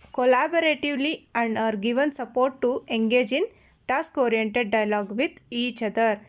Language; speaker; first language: English; non-native, local second language; Kannada